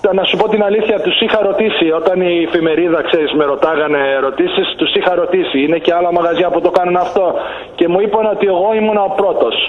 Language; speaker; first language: Greek; early bilingual, heritage; Greek